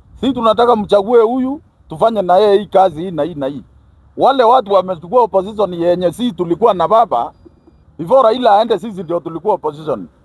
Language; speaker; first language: Swahili; non-native, local second language; Kikuyu